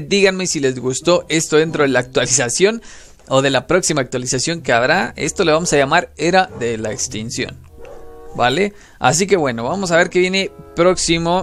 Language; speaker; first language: Spanish; native; Spanish